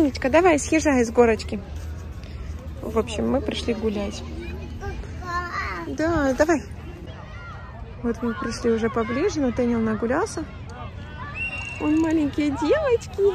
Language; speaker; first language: Russian; native; Russian